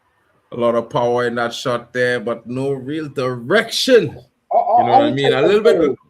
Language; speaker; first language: English; native; English